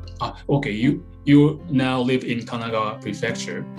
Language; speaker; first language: English; non-native, fluent; Japanese